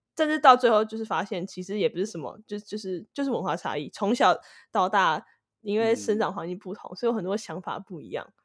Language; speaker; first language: Chinese; native; Chinese